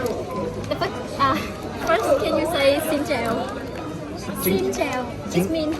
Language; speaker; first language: English; non-native, learner; Vietnamese